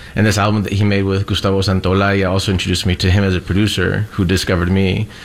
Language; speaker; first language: English; early bilingual, other home language; Spanish